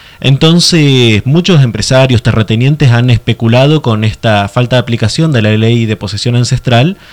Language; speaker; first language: Spanish; native; Spanish